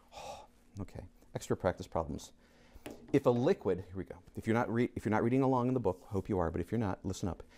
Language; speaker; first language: English; native; English